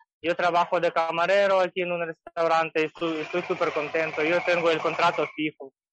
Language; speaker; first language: Spanish; non-native, fluent; Ukrainian